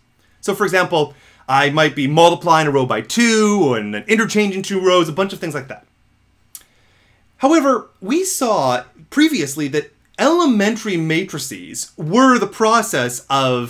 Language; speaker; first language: English; native; English